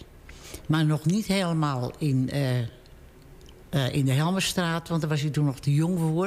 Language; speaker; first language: Dutch; native; Dutch